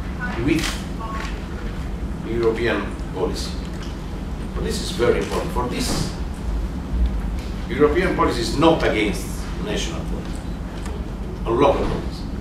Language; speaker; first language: English; non-native, learner; Italian